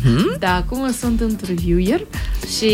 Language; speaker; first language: Romanian; non-native, local second language; Russian